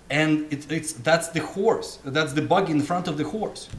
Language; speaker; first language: English; non-native, fluent; Russian